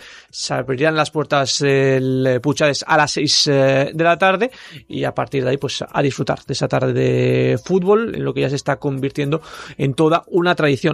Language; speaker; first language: Spanish; native; Spanish